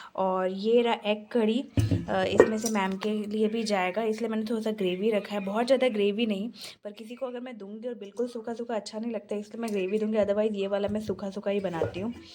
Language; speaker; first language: Hindi; non-native, local second language; Bangla